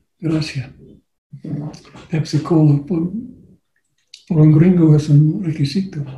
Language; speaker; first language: Spanish; non-native, learner; English